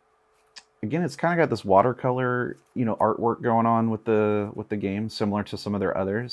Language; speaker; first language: English; native; English